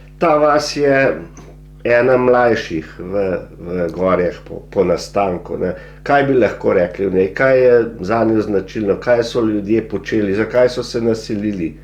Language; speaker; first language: Slovenian; native; Slovenian